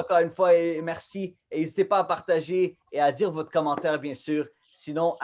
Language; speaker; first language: French; native; French